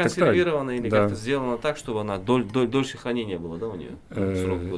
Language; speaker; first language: Russian; non-native, local second language; Kyrgyz